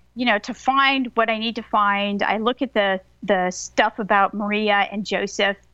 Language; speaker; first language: English; native; English